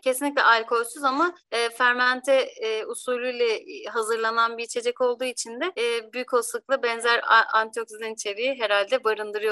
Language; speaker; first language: Turkish; native; Turkish